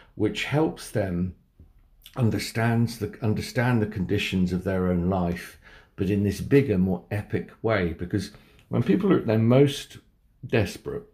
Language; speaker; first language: English; native; English